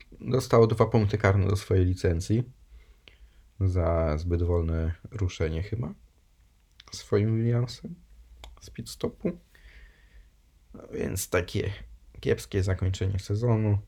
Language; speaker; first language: Polish; native; Polish